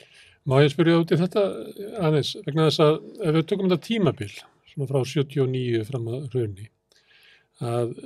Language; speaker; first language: Icelandic; native; Icelandic